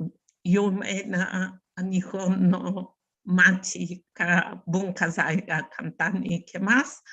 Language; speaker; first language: Japanese; non-native, learner; Bulgarian